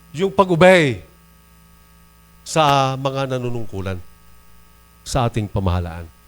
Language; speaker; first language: Filipino; non-native, local second language; Masbatenyo